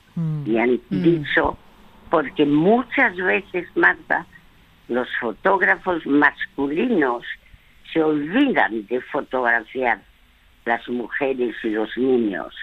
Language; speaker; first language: Spanish; early bilingual, other home language; French